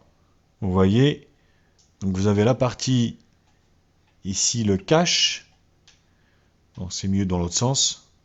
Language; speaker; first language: French; native; French